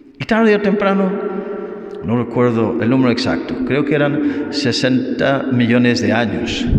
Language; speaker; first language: Spanish; non-native, fluent; English